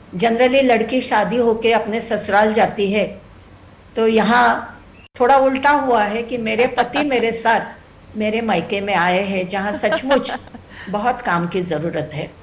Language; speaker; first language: Hindi; non-native, local second language; Telugu